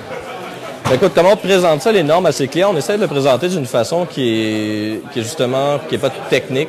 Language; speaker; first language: French; native; French